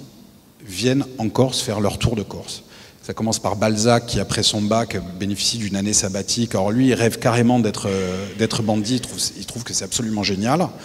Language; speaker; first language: French; native; French